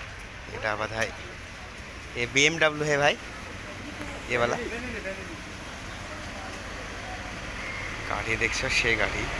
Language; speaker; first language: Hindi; non-native, local second language; Bangla